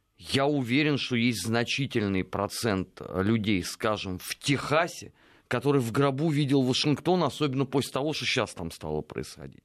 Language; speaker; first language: Russian; native; Russian